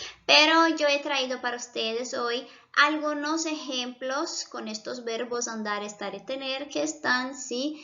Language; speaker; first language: Spanish; non-native, fluent; Portuguese